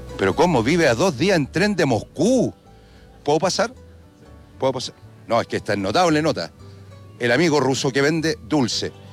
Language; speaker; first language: Spanish; native; Spanish